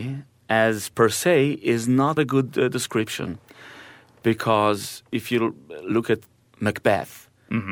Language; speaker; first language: English; non-native, fluent; Hebrew